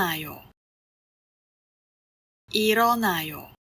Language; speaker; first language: Korean; non-native, fluent; Chinese